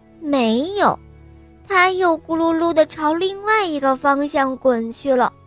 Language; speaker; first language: Chinese; native; Chinese